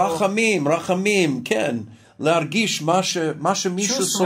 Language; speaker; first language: Hebrew; non-native, fluent; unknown